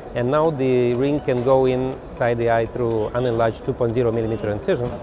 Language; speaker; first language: English; non-native, fluent; Russian